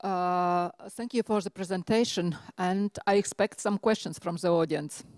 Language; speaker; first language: English; non-native, fluent; Latvian